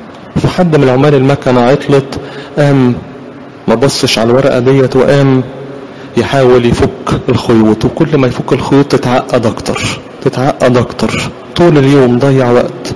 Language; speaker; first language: Arabic; native; Arabic